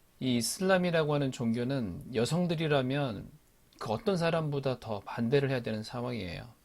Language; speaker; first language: Korean; native; Korean